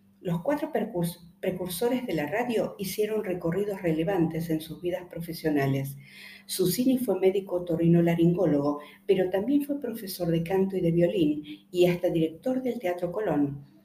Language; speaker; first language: Spanish; native; Spanish